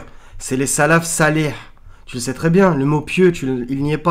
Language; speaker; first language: French; native; French